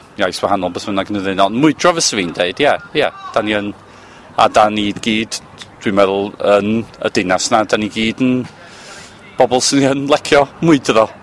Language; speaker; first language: Welsh; native; Welsh